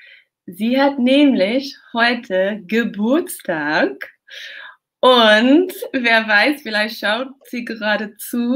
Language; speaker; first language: German; non-native, fluent; English